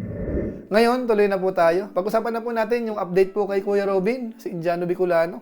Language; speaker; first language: Filipino; native; Filipino